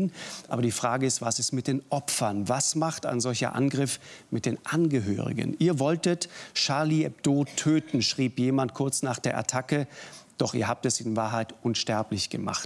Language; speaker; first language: German; native; German